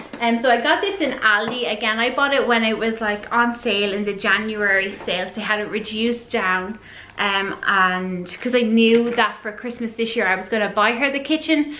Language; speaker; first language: English; native; English